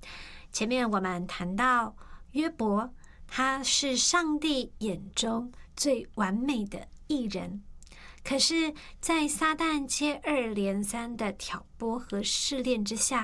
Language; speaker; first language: Chinese; native; Chinese